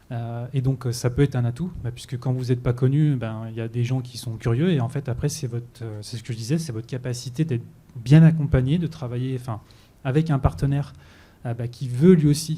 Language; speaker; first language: French; native; French